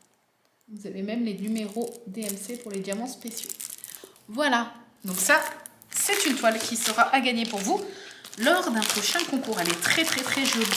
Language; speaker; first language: French; native; French